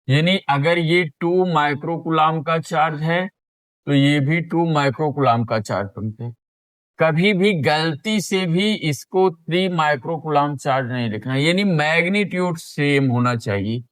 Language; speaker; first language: Hindi; native; Hindi